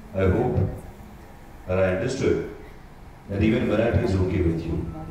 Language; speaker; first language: English; non-native, local second language; Marathi